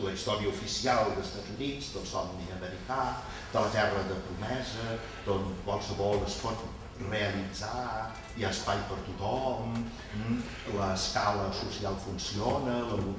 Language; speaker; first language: Catalan; non-native, fluent; English